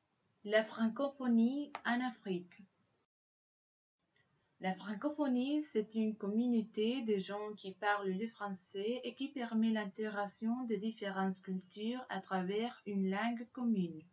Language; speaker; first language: French; non-native, learner; Spanish